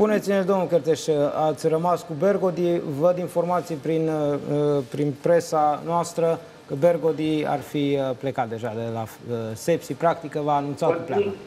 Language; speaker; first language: Romanian; native; Romanian